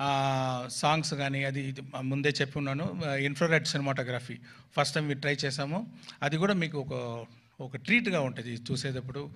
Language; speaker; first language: Telugu; non-native, fluent; Tamil